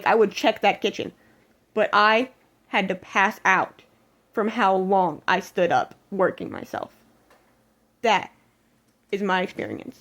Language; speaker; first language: English; native; English